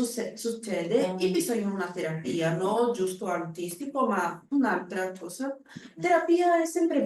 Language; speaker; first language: Italian; non-native, learner; Portuguese